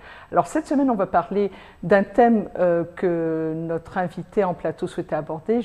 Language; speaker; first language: French; native; French